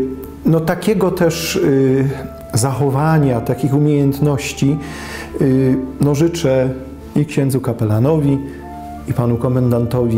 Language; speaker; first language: Polish; native; Polish